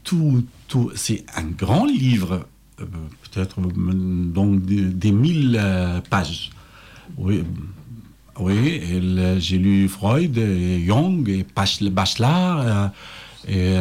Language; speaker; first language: French; non-native, learner; Arabic